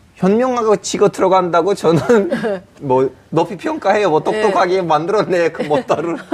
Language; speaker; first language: Korean; non-native, fluent; Turkish